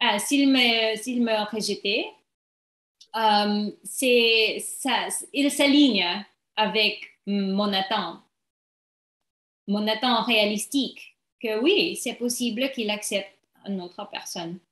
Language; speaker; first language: French; non-native, learner; English